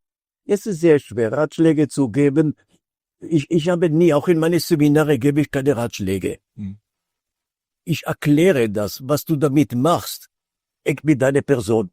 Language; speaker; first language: German; non-native, fluent; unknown